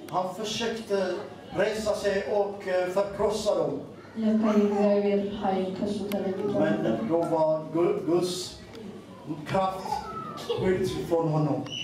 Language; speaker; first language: Swedish; non-native, fluent; Amharic